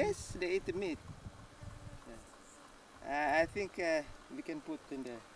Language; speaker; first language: English; non-native, learner; Indonesian